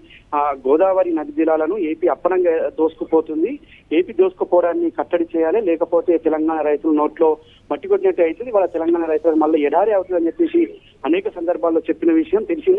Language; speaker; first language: Telugu; native; Telugu